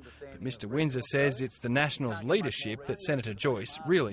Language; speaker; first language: English; native; English